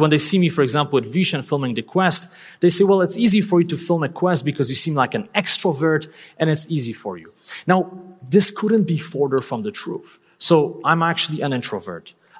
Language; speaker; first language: English; non-native, fluent; Polish